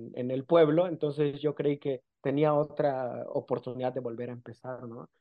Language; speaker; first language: Spanish; non-native, local second language; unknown